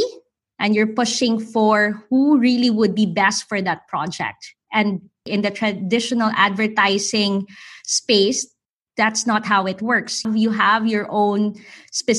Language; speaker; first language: English; non-native, local second language; Filipino